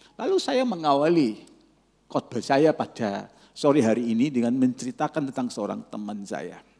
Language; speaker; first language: Indonesian; non-native, fluent; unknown